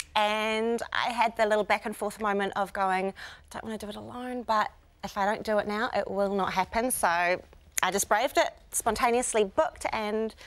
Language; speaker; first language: English; native; English